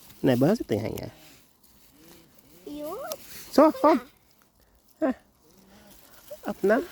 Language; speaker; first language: Swedish; non-native, learner; Thai